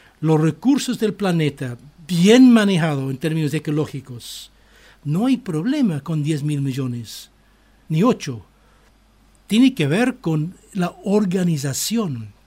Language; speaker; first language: Spanish; non-native, fluent; English